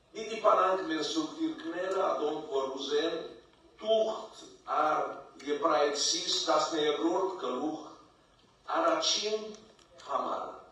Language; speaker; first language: Armenian; early bilingual, heritage; Armenian